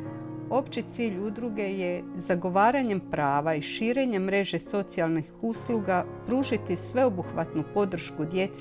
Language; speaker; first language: Croatian; native; Croatian